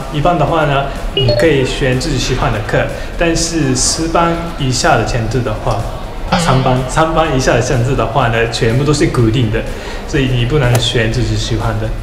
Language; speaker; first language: Chinese; non-native, fluent; Japanese